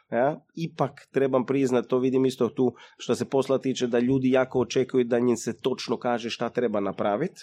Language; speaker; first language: Croatian; early bilingual, heritage; Croatian